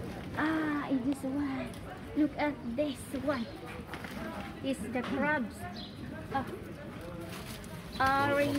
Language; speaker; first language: English; non-native, local second language; Filipino